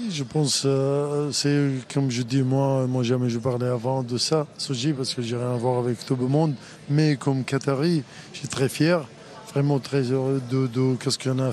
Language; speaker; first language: French; non-native, learner; Arabic